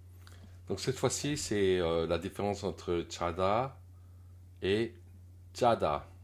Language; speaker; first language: French; non-native, fluent; Korean